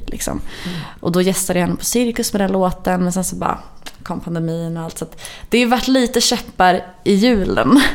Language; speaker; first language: Swedish; native; Swedish